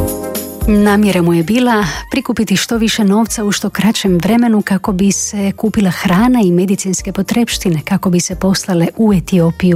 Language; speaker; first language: Bosnian; native; Bosnian